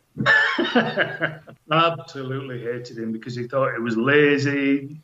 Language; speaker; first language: English; native; English